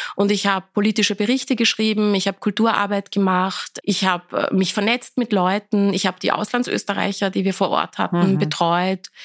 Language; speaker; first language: German; early bilingual, other home language; Persian